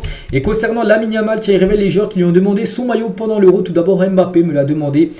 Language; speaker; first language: French; native; French